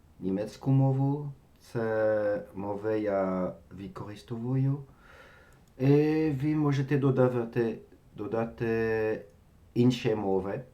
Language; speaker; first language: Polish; non-native, learner; French